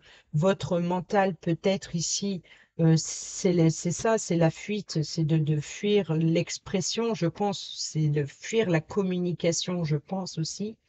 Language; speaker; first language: French; native; French